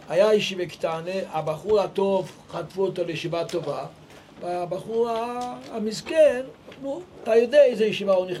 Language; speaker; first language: Hebrew; non-native, local second language; Yiddish